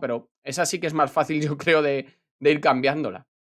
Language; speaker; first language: Spanish; native; Spanish